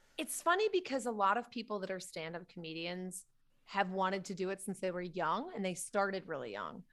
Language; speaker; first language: English; native; English